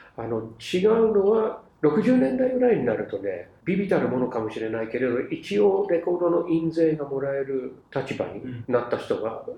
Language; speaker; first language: Japanese; non-native, fluent; English